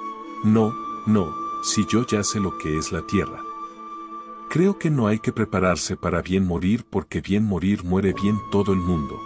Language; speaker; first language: Spanish; native; Spanish